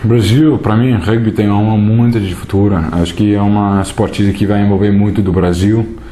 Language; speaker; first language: Portuguese; non-native, learner; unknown